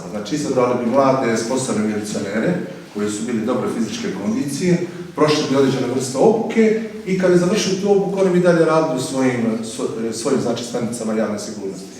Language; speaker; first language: Croatian; native; Croatian